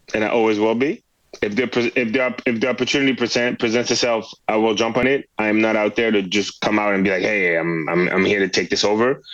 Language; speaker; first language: English; non-native, fluent; French